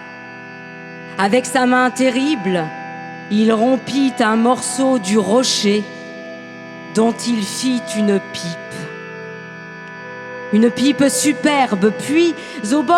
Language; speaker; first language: French; native; French